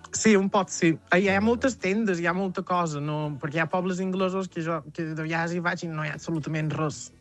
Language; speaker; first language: Catalan; native; Catalan